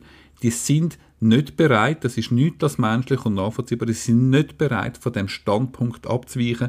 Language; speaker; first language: German; native; German